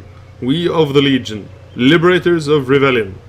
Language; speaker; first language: English; non-native, fluent; Norwegian